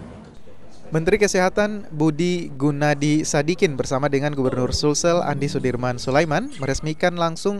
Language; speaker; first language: Indonesian; native; Indonesian